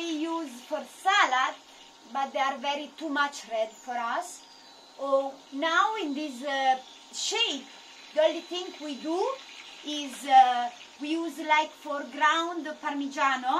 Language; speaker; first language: English; non-native, learner; Italian